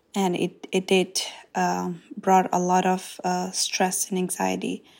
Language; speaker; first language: English; non-native, fluent; Macedonian